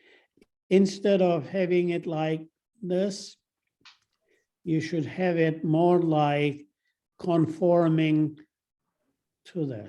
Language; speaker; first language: English; non-native, fluent; Turkish